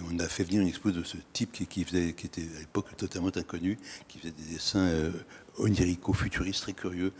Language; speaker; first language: French; native; French